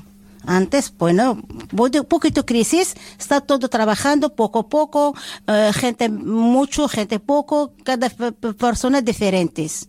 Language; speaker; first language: Spanish; non-native, learner; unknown